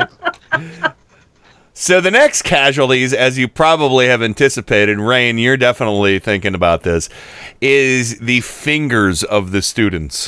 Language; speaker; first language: English; native; English